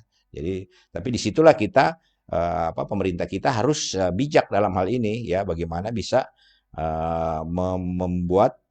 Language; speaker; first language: Indonesian; native; Indonesian